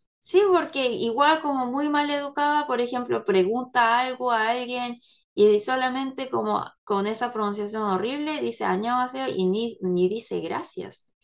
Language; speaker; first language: Spanish; non-native, fluent; Korean